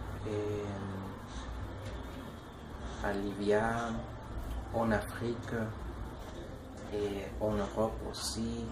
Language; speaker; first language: French; non-native, learner; Spanish